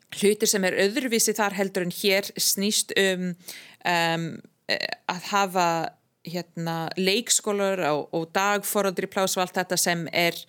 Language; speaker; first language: Icelandic; non-native, fluent; English